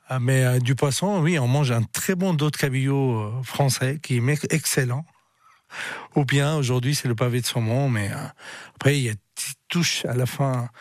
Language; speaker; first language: French; non-native, local second language; Arabic